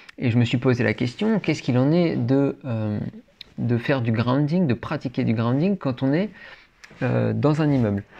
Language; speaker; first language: French; native; French